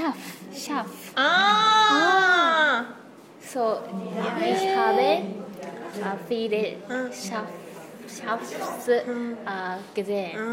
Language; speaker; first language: German; non-native, learner; Japanese